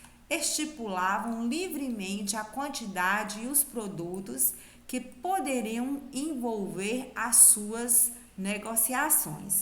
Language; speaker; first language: Portuguese; native; Portuguese